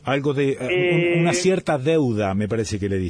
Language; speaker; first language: Spanish; native; Spanish